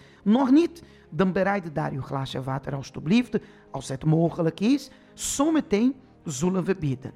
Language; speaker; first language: Dutch; non-native, fluent; Portuguese